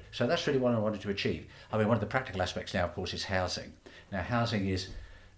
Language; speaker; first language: English; native; English